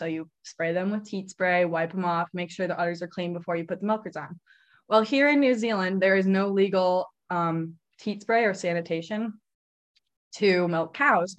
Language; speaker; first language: English; native; English